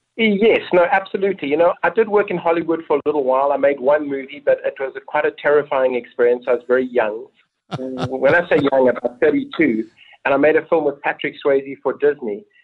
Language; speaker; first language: English; native; English